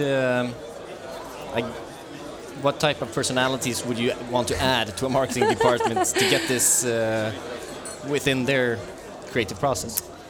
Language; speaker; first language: English; non-native, fluent; Swedish